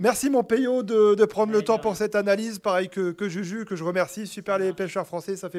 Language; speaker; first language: French; native; French